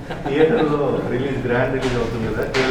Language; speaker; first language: Telugu; native; Telugu